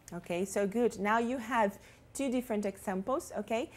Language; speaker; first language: English; non-native, fluent; Portuguese